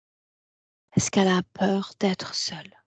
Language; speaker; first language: French; native; French